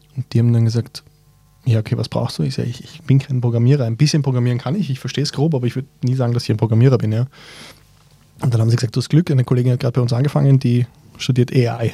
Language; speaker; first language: German; early bilingual, other home language; Bosnian